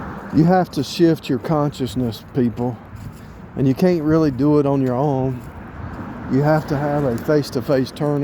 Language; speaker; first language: English; native; English